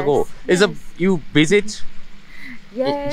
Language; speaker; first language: English; non-native, learner; Japanese